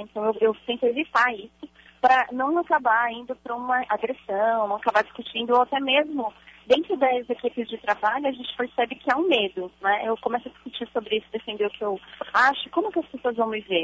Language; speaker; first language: Portuguese; native; Portuguese